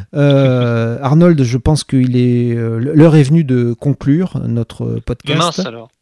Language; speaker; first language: French; native; French